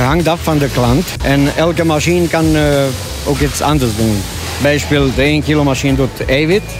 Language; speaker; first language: Dutch; non-native, learner; Romanian